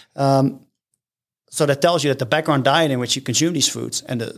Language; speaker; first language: English; non-native, fluent; Dutch